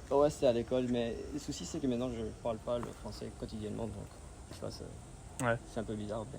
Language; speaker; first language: French; early bilingual, other home language; Spanish